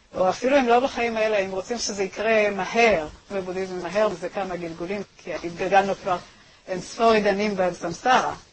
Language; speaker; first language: Hebrew; native; Hebrew